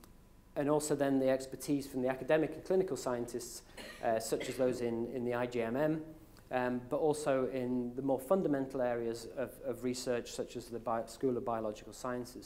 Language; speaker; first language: English; native; English